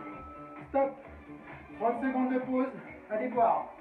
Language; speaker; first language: French; native; French